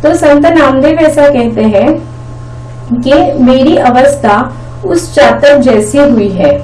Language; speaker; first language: Hindi; non-native, local second language; Marathi